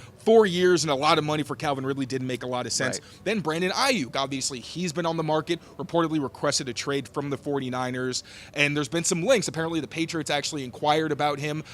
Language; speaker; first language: English; native; English